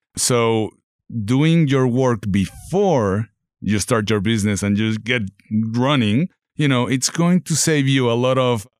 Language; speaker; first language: English; non-native, fluent; Spanish